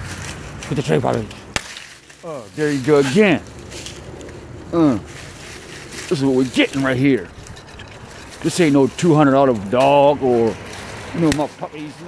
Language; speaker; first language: English; native; English